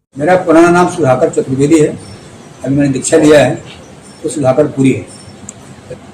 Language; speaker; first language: Hindi; native; Hindi